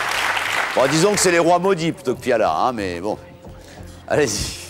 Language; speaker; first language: French; native; French